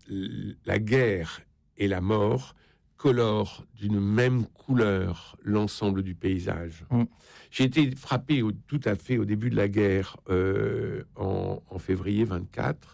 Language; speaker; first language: French; native; French